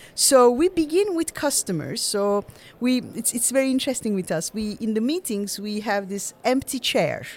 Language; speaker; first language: English; non-native, fluent; Turkish